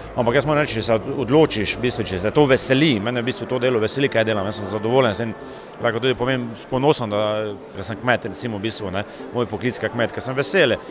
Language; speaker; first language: Slovenian; native; Slovenian